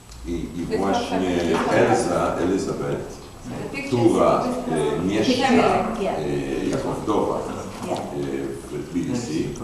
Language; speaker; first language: Polish; non-native, fluent; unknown